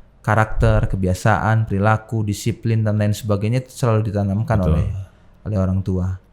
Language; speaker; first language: Indonesian; native; Indonesian